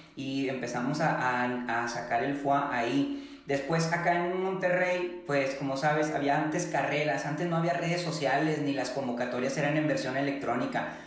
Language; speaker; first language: Spanish; native; Spanish